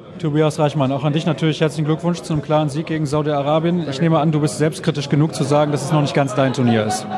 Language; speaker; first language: German; native; German